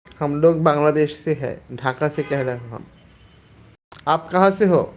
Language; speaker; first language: Hindi; non-native, learner; Bangla